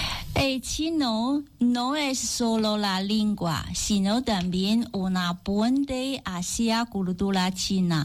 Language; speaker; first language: Spanish; non-native, learner; Chinese